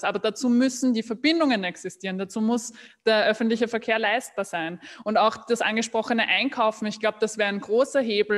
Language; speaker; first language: German; native; German